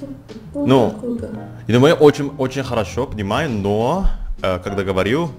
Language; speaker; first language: Russian; non-native, learner; Indonesian